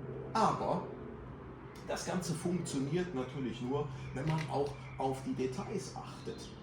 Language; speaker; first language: German; native; German